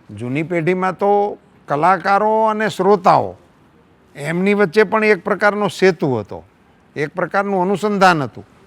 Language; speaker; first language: Gujarati; native; Gujarati